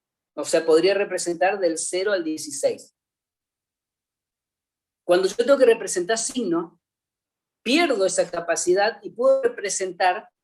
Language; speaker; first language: Spanish; native; Spanish